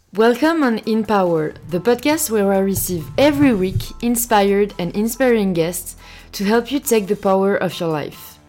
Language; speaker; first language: English; non-native, fluent; French